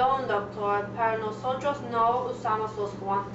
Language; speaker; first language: Spanish; non-native, learner; English